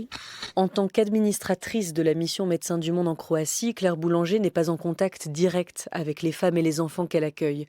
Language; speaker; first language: French; native; French